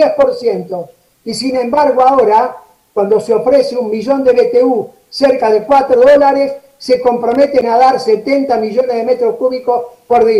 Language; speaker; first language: Spanish; native; Spanish